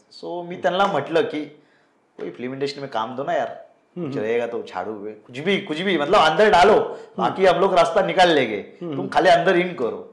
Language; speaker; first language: Hindi; non-native, local second language; Marathi